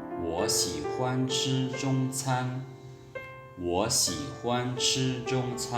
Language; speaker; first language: Chinese; non-native, fluent; Lao